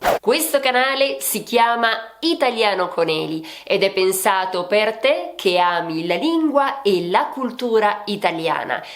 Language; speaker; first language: Italian; native; Italian